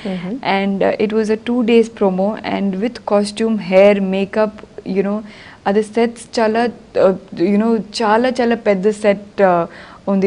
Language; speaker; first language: Telugu; non-native, learner; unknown